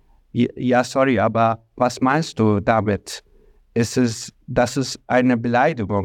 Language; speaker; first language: German; non-native, learner; Arabic